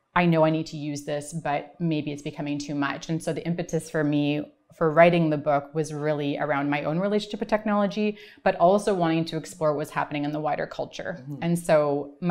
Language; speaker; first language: English; native; English